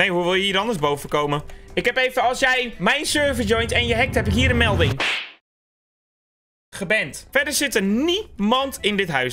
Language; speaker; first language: Dutch; native; Dutch